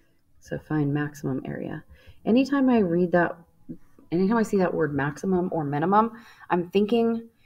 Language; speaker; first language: English; native; English